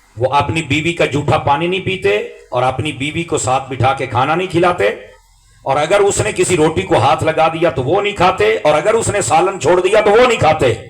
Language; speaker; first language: Urdu; non-native, local second language; Punjabi